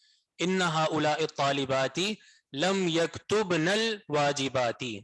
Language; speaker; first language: Arabic; non-native, fluent; Urdu